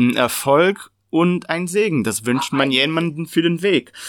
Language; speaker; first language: German; non-native, fluent; Hebrew